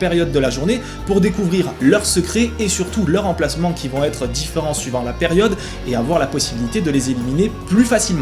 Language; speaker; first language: French; native; French